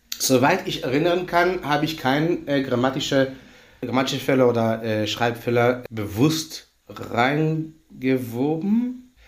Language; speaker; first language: German; non-native, fluent; Hebrew